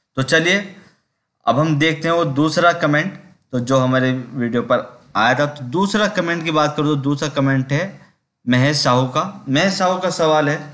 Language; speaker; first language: Hindi; native; Hindi